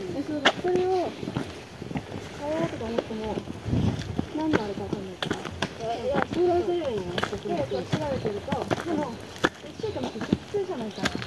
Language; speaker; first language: Japanese; native; Japanese